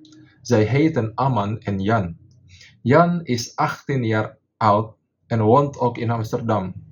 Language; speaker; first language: Dutch; non-native, fluent; Indonesian